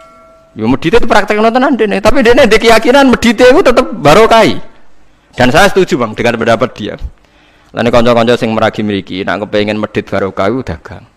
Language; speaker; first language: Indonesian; non-native, local second language; Javanese